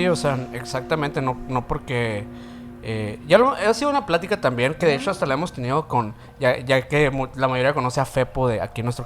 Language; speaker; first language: Spanish; native; Spanish